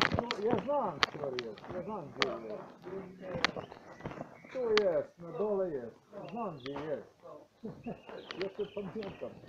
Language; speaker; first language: Polish; non-native, learner; Croatian